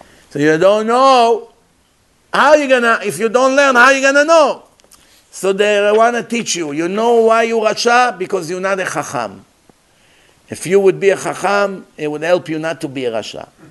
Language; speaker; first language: English; non-native, fluent; Hebrew